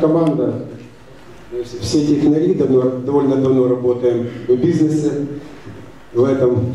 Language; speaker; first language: Russian; native; Russian